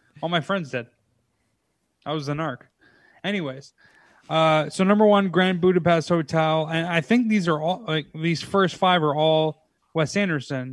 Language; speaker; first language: English; native; English